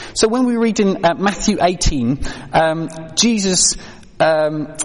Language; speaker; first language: English; non-native, fluent; Dutch